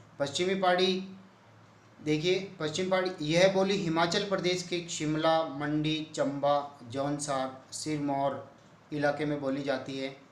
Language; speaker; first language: Hindi; native; Hindi